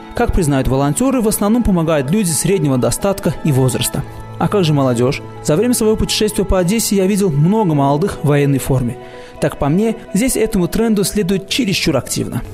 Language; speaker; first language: Russian; non-native, local second language; Azerbaijani